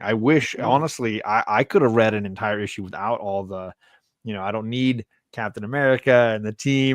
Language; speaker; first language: English; native; English